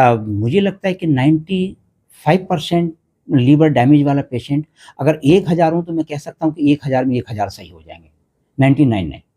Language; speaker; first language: Hindi; native; Hindi